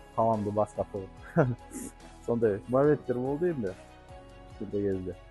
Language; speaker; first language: Kazakh; non-native, local second language; Russian